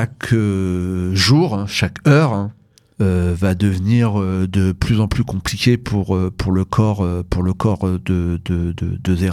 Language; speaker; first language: French; native; French